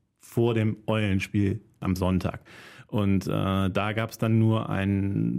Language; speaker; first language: German; native; German